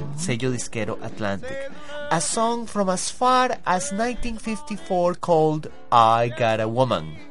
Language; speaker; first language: English; non-native, fluent; Spanish